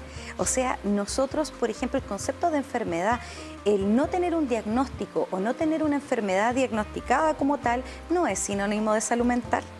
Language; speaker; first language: Spanish; native; Spanish